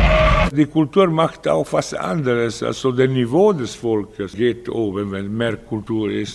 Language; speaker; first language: German; non-native, fluent; Italian